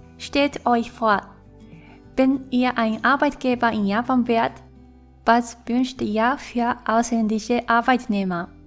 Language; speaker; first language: German; non-native, fluent; Japanese